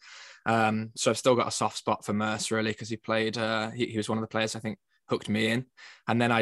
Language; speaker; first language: English; native; English